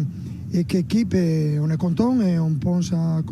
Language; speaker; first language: French; non-native, fluent; Spanish